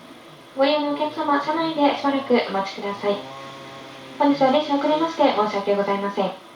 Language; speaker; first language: Japanese; native; Japanese